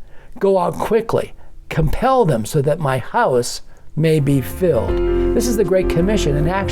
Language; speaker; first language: English; native; English